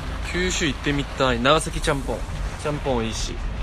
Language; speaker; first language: Japanese; non-native, fluent; Korean